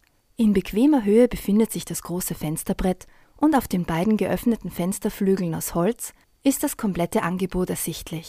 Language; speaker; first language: German; native; German